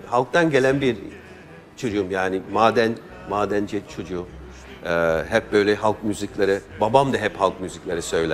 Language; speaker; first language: Turkish; non-native, fluent; English